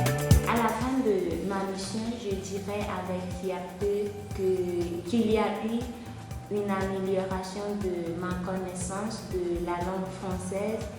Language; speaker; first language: French; non-native, fluent; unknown